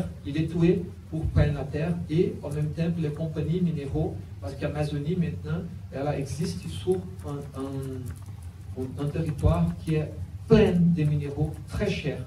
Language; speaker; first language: French; non-native, learner; Portuguese